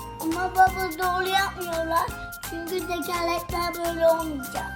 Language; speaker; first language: Turkish; early bilingual, heritage; Turkish